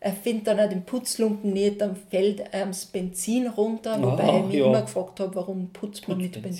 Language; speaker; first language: German; native; German